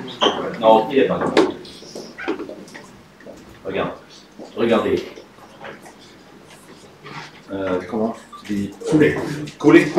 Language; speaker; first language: French; non-native, fluent; Swedish